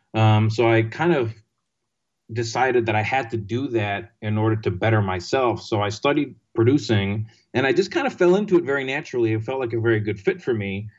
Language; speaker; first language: English; non-native, fluent; Greek